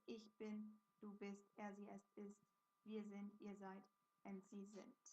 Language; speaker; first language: German; non-native, fluent; English